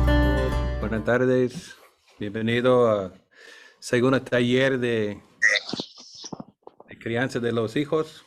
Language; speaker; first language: Spanish; non-native, fluent; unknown